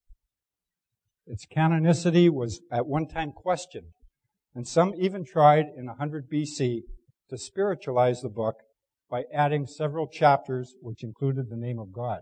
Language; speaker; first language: English; native; English